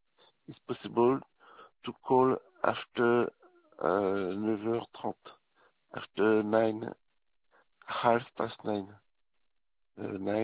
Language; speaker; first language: English; non-native, learner; French